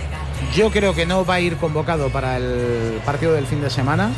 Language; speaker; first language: Spanish; native; Spanish